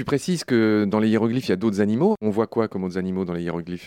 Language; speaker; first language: French; native; French